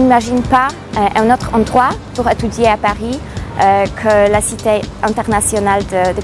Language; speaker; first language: French; non-native, fluent; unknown